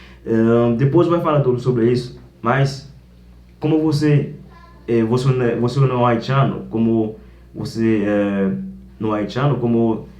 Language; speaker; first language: Portuguese; non-native, learner; Haitian Creole